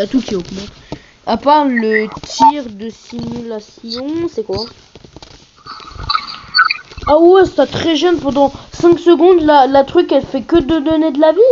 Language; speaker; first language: French; native; French